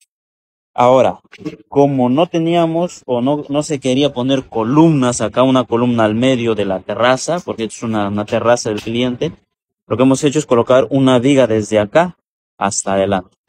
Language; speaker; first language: Spanish; native; Spanish